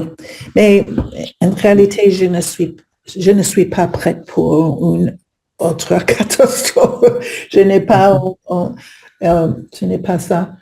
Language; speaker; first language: French; non-native, learner; English